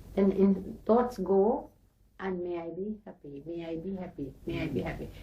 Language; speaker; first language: English; non-native, learner; Sinhala